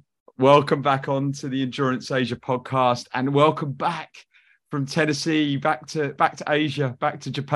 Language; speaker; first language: English; native; English